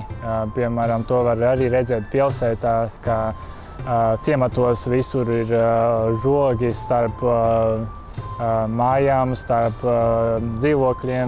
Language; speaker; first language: Latvian; early bilingual, other home language; Chinese